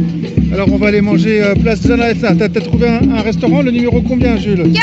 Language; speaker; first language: French; native; French